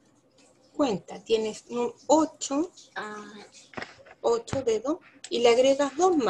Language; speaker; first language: Spanish; native; Spanish